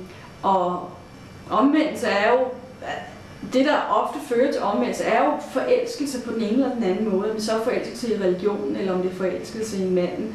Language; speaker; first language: Danish; native; Danish